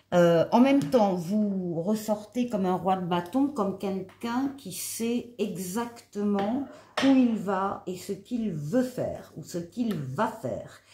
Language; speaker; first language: French; native; French